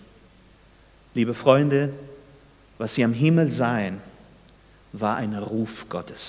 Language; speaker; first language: German; non-native, fluent; Spanish